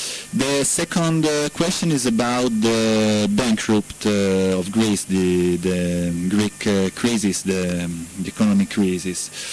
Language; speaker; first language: English; non-native, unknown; Italian